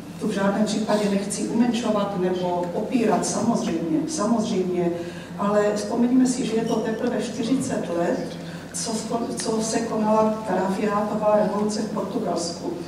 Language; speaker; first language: Czech; native; Czech